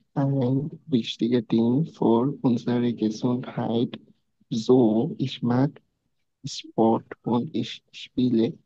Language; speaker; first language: German; non-native, learner; Bangla